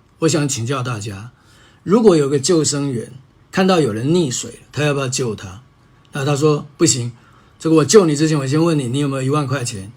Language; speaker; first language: Chinese; native; Chinese